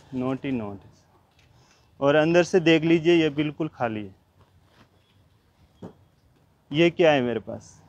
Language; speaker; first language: Hindi; native; Hindi